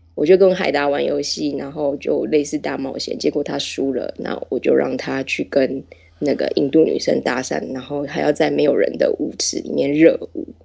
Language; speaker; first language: Chinese; native; Chinese